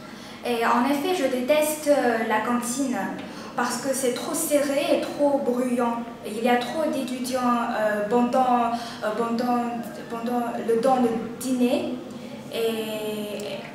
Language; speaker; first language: French; non-native, learner; Chinese